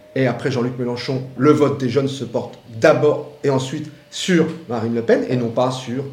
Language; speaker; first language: French; native; French